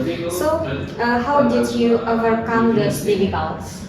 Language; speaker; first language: English; non-native, learner; Indonesian